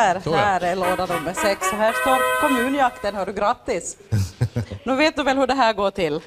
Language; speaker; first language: Swedish; native; Swedish